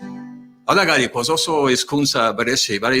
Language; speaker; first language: Basque; non-native, learner; English